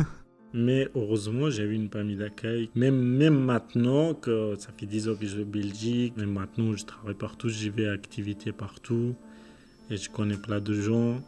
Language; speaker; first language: French; non-native, learner; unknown